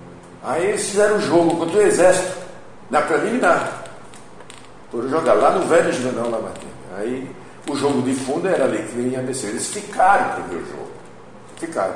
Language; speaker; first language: Portuguese; native; Portuguese